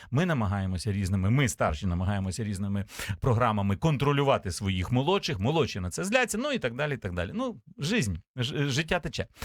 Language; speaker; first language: Ukrainian; native; Ukrainian